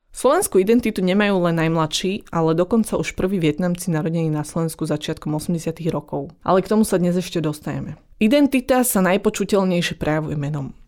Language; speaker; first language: Slovak; early bilingual, other home language; Vietnamese